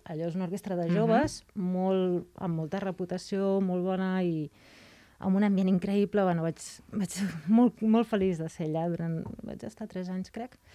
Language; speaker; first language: Catalan; native; Catalan